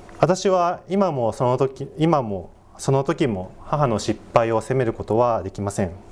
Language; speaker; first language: Japanese; native; Japanese